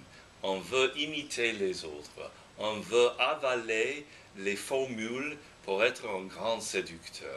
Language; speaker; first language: French; non-native, fluent; English